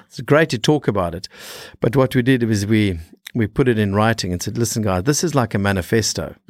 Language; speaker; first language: English; native; English